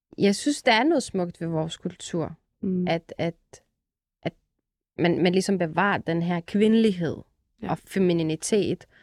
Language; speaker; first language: Danish; early bilingual, other home language; Arabic